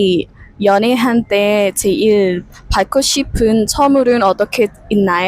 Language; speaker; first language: Korean; non-native, learner; Lao